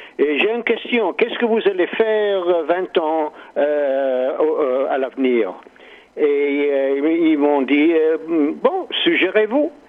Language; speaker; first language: French; non-native, learner; English